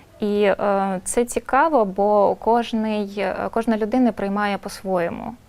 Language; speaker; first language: Ukrainian; non-native, local second language; Russian